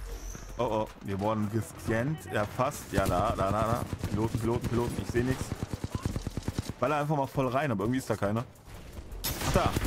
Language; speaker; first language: German; native; German